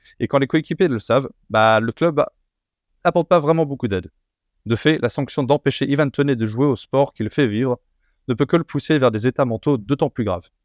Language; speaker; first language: French; native; French